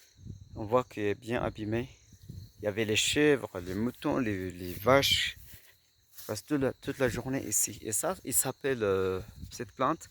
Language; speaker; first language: French; non-native, fluent; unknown